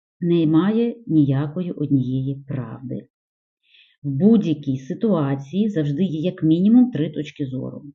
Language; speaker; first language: Ukrainian; non-native, local second language; Russian